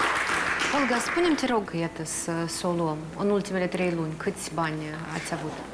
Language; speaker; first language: Romanian; native; Romanian